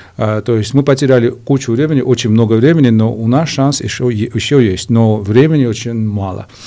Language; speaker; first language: Russian; non-native, local second language; Georgian